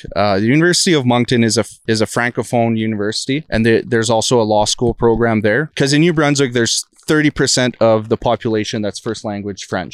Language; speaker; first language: English; non-native, fluent; French